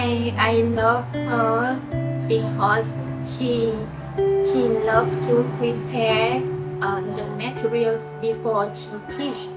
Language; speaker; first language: English; non-native, learner; Thai